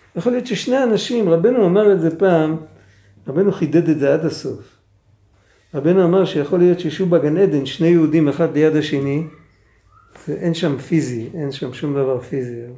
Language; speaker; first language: Hebrew; non-native, fluent; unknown